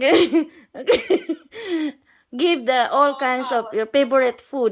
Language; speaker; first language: English; non-native, local second language; Cebuano